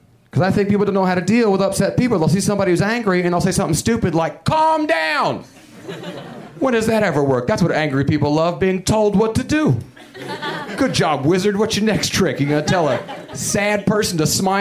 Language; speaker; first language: English; native; English